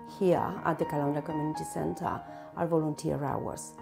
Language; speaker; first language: English; non-native, fluent; Spanish